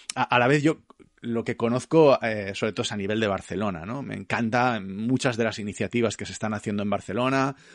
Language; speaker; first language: Spanish; native; Spanish